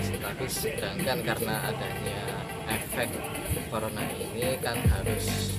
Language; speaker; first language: Indonesian; native; Indonesian